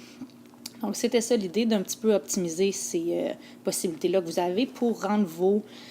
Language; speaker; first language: French; native; French